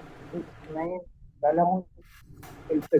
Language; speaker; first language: Arabic; non-native, learner; Urdu